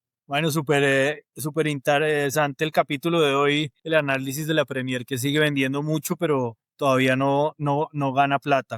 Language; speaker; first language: Spanish; native; Spanish